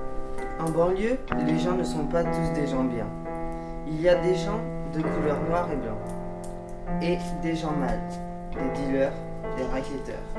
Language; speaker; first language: French; native; French